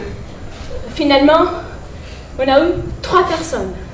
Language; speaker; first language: French; non-native, learner; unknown